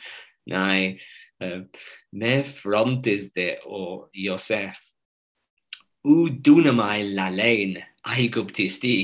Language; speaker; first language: Greek; non-native, fluent; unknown